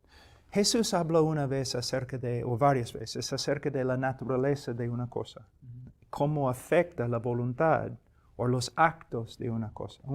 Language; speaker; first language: Spanish; non-native, fluent; English